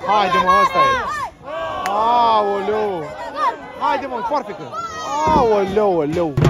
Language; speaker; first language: Romanian; native; Romanian